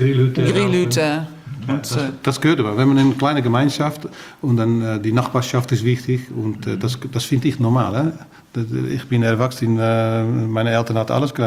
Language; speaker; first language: German; non-native, learner; Dutch